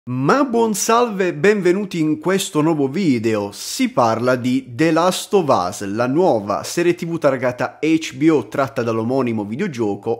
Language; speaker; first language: Italian; native; Italian